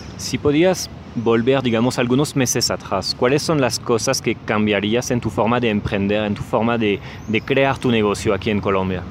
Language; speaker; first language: Spanish; non-native, fluent; French